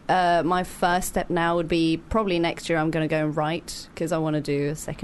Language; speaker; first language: English; non-native, fluent; Norwegian